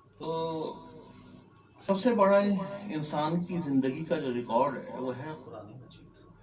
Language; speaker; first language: Urdu; native; Urdu